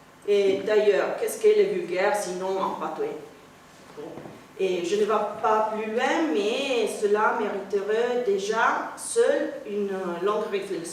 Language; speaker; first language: French; non-native, fluent; Italian